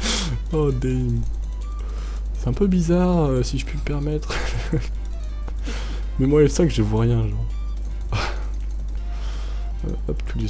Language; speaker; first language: French; native; French